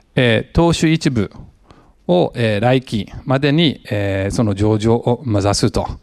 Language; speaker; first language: Japanese; non-native, fluent; English